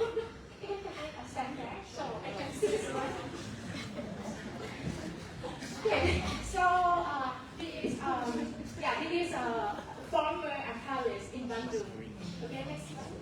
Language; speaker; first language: English; non-native, fluent; Thai